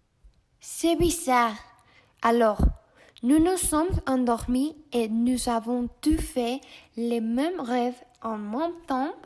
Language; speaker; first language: French; non-native, learner; Spanish